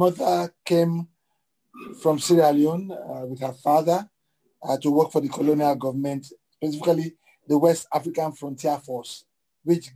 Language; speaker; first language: English; native; English